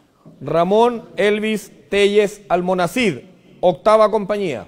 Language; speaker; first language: Spanish; native; Spanish